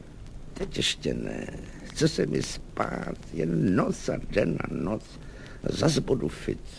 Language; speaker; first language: Czech; native; Czech